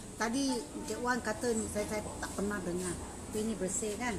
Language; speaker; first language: Malay; non-native, local second language; Chinese